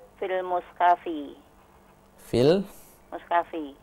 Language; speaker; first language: Arabic; non-native, learner; Indonesian